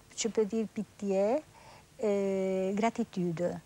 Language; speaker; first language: French; non-native, fluent; Spanish